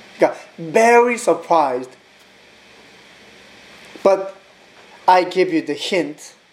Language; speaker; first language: English; non-native, learner; Korean